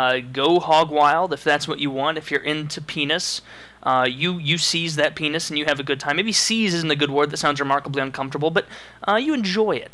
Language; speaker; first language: English; native; English